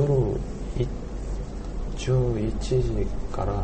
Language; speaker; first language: Japanese; non-native, learner; Korean